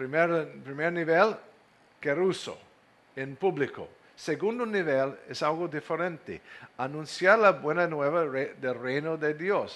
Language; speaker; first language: Spanish; non-native, fluent; English